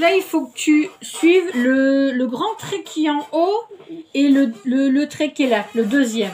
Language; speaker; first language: French; native; French